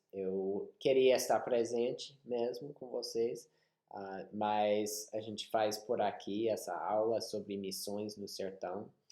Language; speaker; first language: Portuguese; non-native, fluent; English